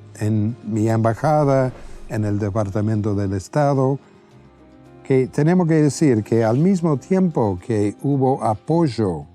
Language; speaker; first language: Spanish; non-native, fluent; English